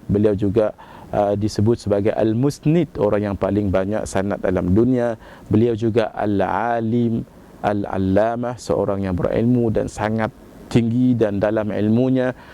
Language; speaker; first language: Malay; native; Malay